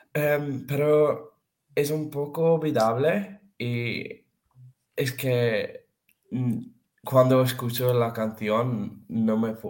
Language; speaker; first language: Spanish; non-native, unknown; English